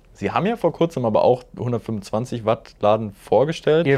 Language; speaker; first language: German; native; German